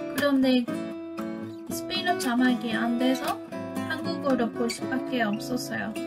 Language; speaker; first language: Korean; non-native, fluent; Spanish